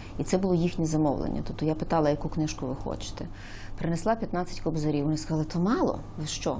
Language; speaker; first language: Ukrainian; native; Ukrainian